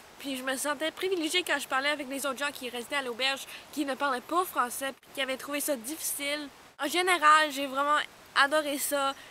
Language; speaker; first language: French; non-native, local second language; English